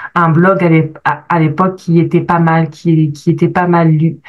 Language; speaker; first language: French; native; French